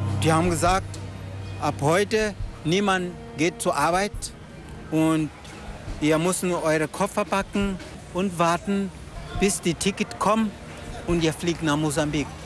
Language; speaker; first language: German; non-native, fluent; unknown